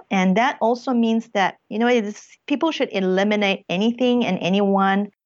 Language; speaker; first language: English; early bilingual, other home language; Korean